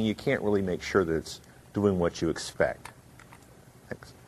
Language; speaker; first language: English; native; English